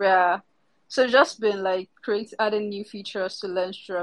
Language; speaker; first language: English; non-native, local second language; Yoruba